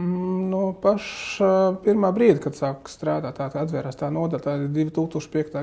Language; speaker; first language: Latvian; non-native, fluent; Arabic